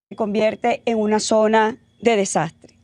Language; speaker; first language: Spanish; native; Spanish